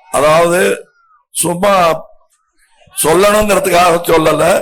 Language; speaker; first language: Tamil; native; Tamil